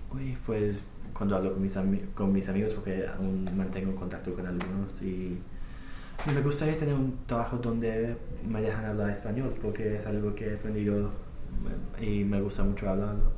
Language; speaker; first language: Spanish; non-native, fluent; English